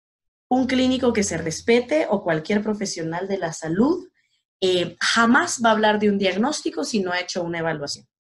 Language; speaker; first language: Spanish; native; Spanish